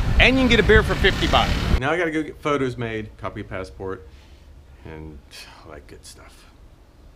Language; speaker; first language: English; native; English